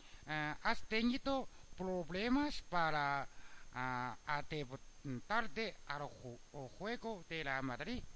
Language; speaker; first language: Spanish; non-native, learner; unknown